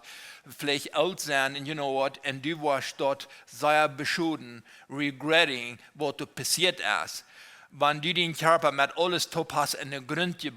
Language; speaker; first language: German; non-native, learner; Low German